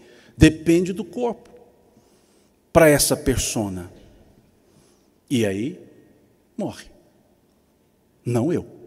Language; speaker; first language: Portuguese; native; Portuguese